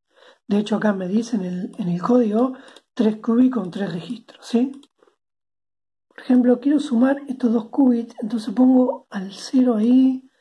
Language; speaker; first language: Spanish; native; Spanish